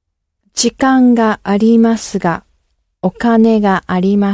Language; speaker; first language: Japanese; non-native, learner; English